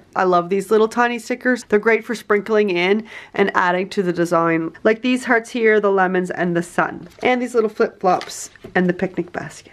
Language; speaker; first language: English; native; English